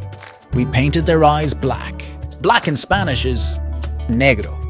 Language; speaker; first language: English; non-native, fluent; Spanish